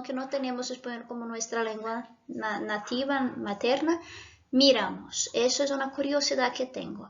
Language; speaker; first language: Spanish; non-native, fluent; Portuguese